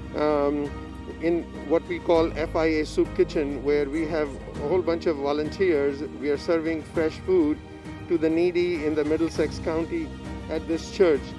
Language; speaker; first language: English; native; English